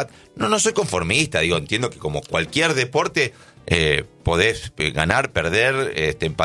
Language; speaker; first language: Spanish; native; Spanish